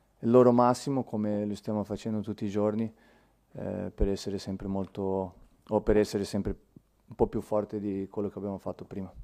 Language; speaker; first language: Italian; non-native, fluent; Portuguese